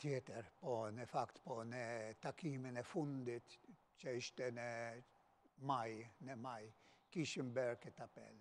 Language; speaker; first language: Albanian; non-native, fluent; Maltese